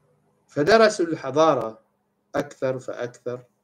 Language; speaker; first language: Arabic; native; Arabic